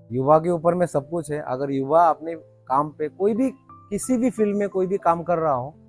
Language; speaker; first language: Hindi; non-native, local second language; Bangla